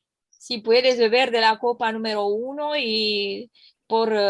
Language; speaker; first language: Spanish; non-native, learner; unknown